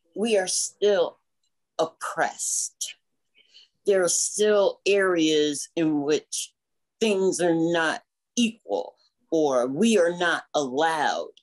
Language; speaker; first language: English; native; English